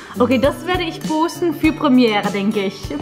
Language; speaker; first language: German; non-native, fluent; Dutch